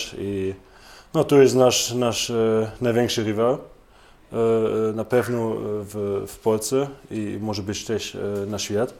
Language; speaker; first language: Polish; non-native, learner; German